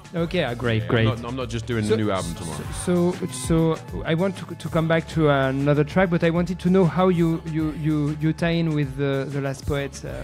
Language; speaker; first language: English; non-native, learner; French